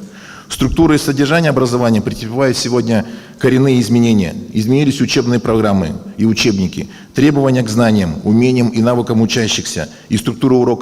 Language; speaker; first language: Russian; native; Russian